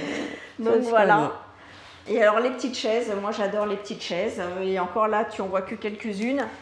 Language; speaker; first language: French; native; French